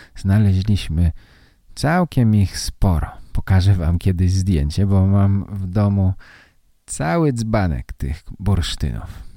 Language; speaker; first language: Polish; native; Polish